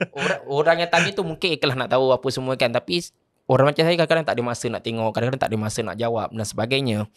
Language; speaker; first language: Malay; native; Malay